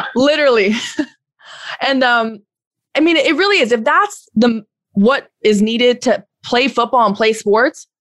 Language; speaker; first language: English; native; English